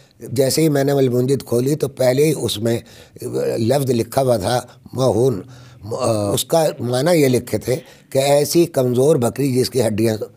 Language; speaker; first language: Urdu; native; Urdu